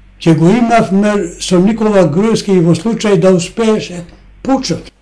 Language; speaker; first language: Macedonian; non-native, local second language; Albanian